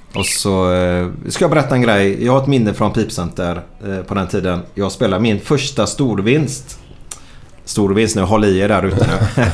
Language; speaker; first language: Swedish; native; Swedish